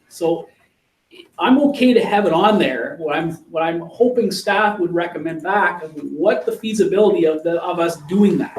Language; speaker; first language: English; native; English